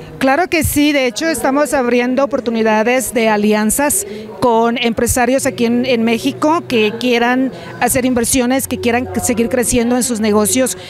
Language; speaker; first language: Spanish; native; Spanish